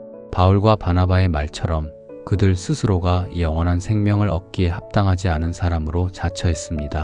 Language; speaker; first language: Korean; native; Korean